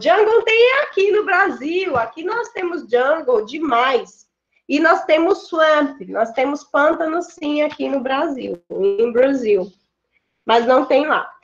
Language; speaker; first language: Portuguese; native; Portuguese